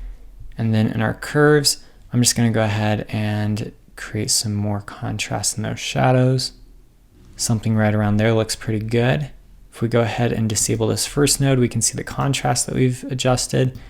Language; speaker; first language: English; native; English